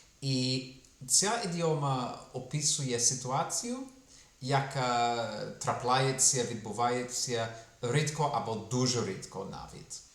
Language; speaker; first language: Ukrainian; non-native, fluent; English